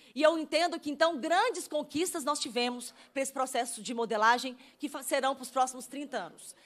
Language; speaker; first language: Portuguese; native; Portuguese